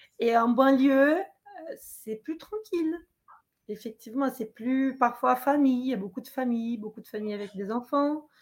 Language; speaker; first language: French; non-native, fluent; Portuguese